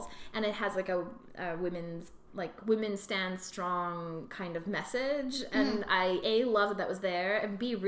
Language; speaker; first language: English; native; English